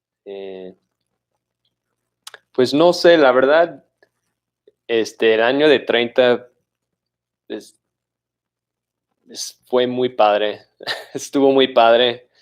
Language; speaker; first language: Spanish; non-native, fluent; English